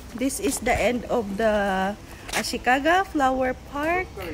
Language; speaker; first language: English; non-native, local second language; Filipino